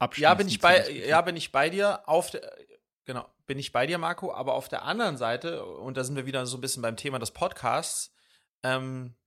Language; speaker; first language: German; early bilingual, other home language; Swedish